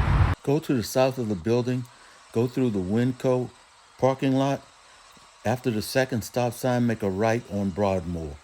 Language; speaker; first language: English; native; English